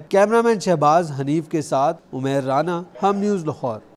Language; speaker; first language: Urdu; native; Urdu